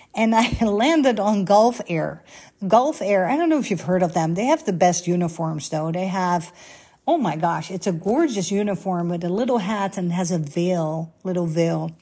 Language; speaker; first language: English; non-native, fluent; Dutch